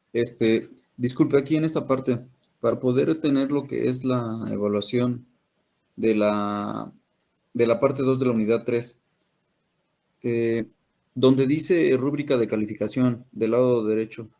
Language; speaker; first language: Spanish; native; Spanish